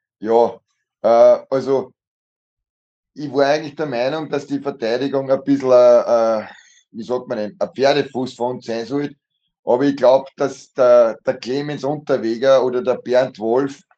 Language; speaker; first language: German; native; German